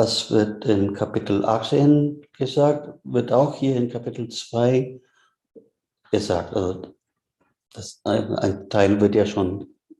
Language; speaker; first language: German; non-native, fluent; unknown